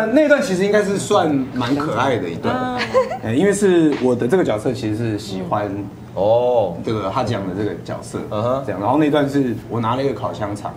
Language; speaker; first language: Chinese; native; Chinese